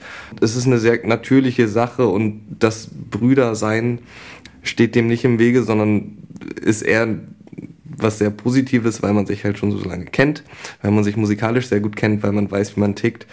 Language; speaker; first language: German; native; German